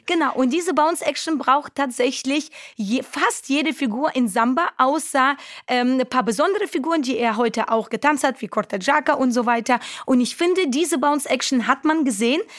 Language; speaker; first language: German; non-native, fluent; Romanian